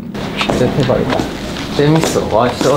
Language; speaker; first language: Korean; non-native, fluent; Chinese